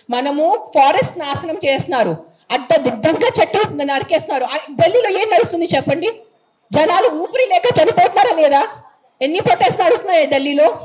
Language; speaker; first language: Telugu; non-native, fluent; Marathi